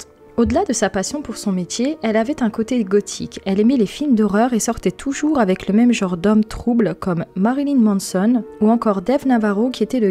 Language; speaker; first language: French; native; French